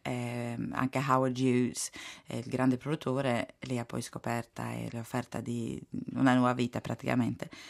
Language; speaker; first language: Italian; non-native, fluent; Swedish